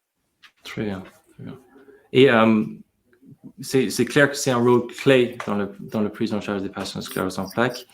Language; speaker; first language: French; non-native, fluent; English